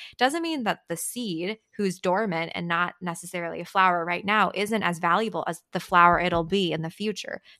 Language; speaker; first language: English; early bilingual, other home language; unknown